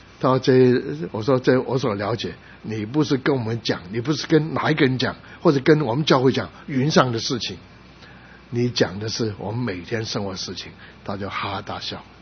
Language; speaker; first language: Chinese; non-native, local second language; Cantonese